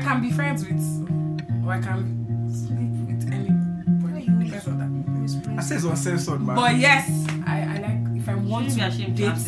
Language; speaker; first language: English; non-native, local second language; Igbo